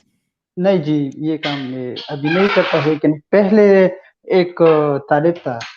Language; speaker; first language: Hindi; non-native, learner; Pashto